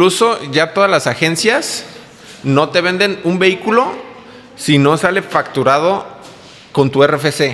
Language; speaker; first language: Spanish; native; Spanish